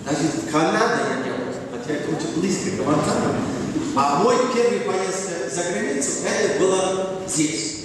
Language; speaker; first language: Russian; non-native, fluent; English